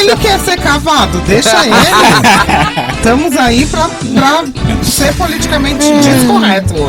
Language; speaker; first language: Portuguese; native; Portuguese